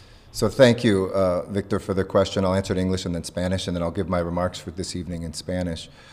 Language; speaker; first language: English; native; English